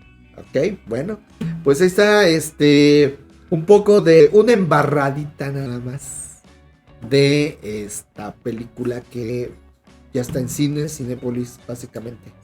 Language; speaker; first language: Spanish; native; Spanish